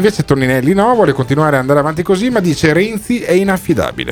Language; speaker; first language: Italian; native; Italian